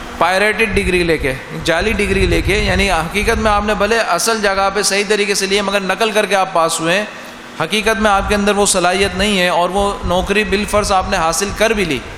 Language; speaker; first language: Urdu; native; Urdu